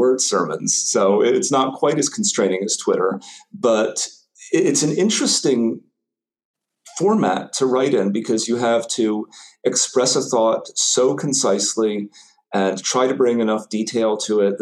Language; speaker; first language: English; native; English